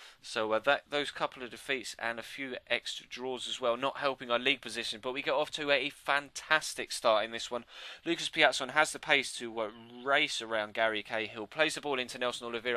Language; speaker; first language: English; native; English